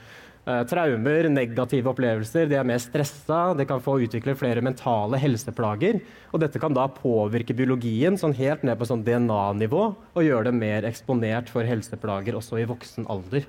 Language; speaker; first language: Norwegian; native; Norwegian